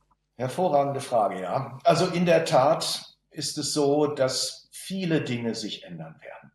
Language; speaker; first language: German; native; German